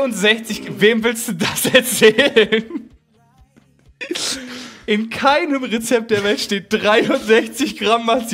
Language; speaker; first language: German; native; German